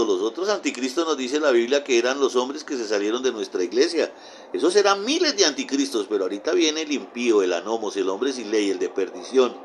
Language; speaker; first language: Spanish; native; Spanish